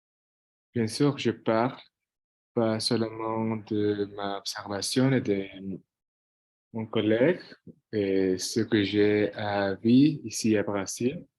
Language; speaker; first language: French; non-native, fluent; Portuguese